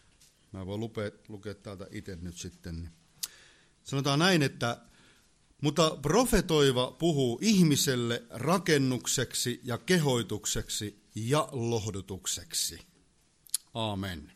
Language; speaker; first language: Finnish; native; Finnish